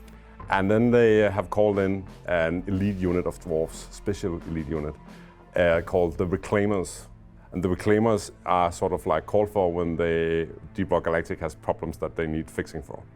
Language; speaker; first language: English; non-native, fluent; Danish